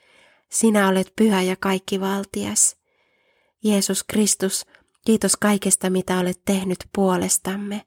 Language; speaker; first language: Finnish; native; Finnish